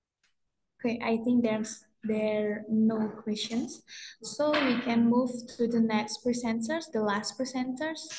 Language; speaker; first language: English; non-native, fluent; Indonesian